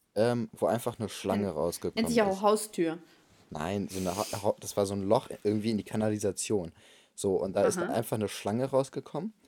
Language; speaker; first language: German; native; German